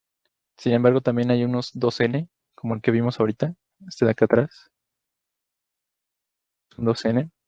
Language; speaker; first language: Spanish; native; Spanish